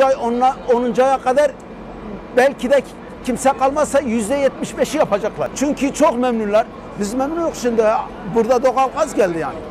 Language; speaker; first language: Turkish; non-native, local second language; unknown